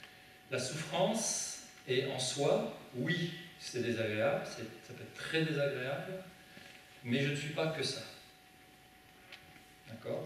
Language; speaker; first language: French; native; French